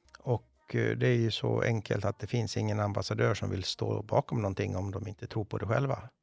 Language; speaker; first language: Swedish; native; Swedish